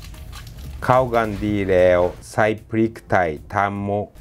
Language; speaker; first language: Thai; non-native, fluent; Japanese